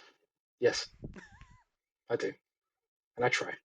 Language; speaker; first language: English; native; English